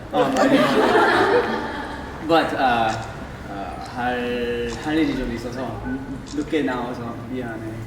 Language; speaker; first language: Korean; early bilingual, heritage; English